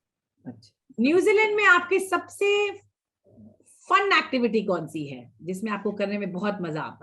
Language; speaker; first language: Hindi; native; Hindi